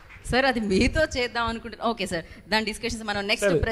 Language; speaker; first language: Telugu; native; Telugu